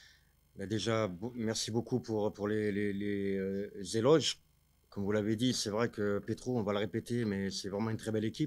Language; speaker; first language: French; native; French